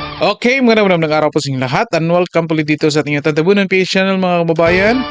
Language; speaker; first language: Filipino; non-native, local second language; Cebuano